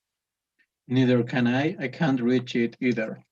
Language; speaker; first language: English; non-native, learner; Spanish